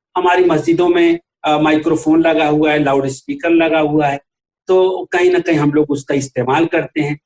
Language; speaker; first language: Urdu; native; Urdu